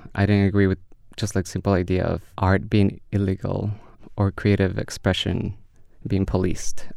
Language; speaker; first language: English; early bilingual, other home language; Spanish